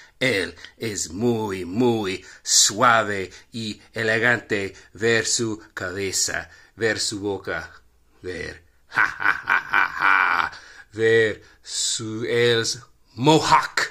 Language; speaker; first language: Spanish; non-native, learner; English